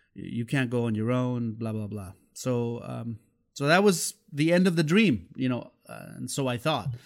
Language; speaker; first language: English; non-native, fluent; Spanish